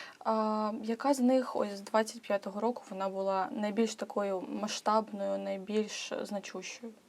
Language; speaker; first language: Ukrainian; native; Ukrainian